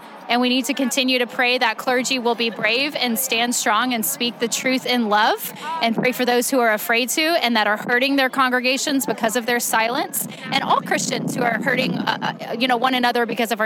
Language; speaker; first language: English; native; English